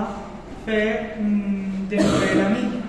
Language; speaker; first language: French; non-native, learner; Spanish